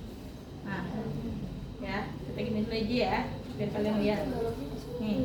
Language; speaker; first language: Indonesian; native; Indonesian